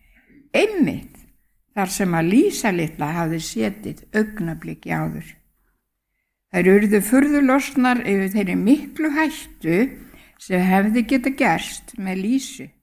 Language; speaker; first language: Icelandic; native; Icelandic